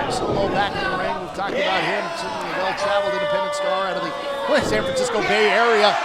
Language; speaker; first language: English; native; English